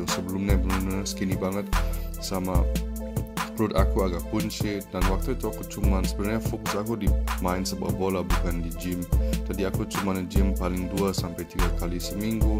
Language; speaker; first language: Indonesian; early bilingual, heritage; Indonesian